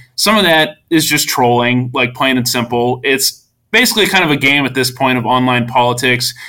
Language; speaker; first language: English; native; English